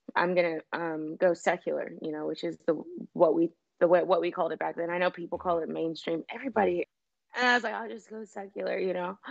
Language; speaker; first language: English; native; English